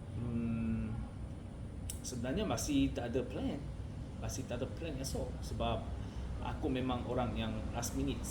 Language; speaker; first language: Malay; non-native, learner; Korean